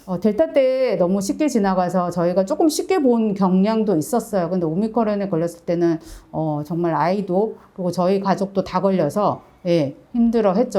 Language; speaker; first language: Korean; native; Korean